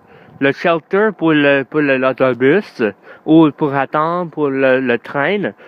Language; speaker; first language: French; non-native, learner; English